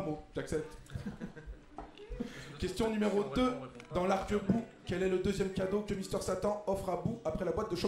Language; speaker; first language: French; native; French